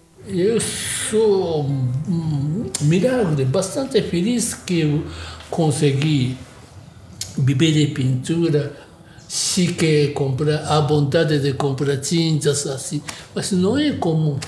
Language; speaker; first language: Portuguese; non-native, learner; Japanese